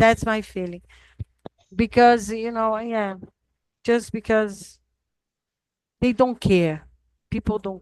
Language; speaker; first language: English; non-native, fluent; Portuguese